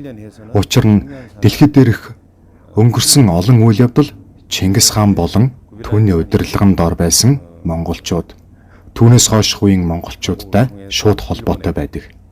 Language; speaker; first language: Mongolian; native; Mongolian